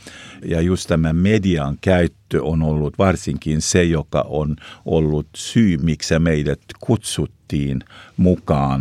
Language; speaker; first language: Finnish; non-native, local second language; Swedish